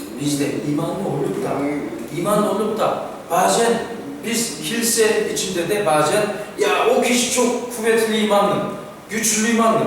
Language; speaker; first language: Turkish; non-native, fluent; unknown